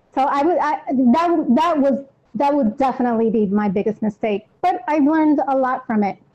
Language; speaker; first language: English; native; English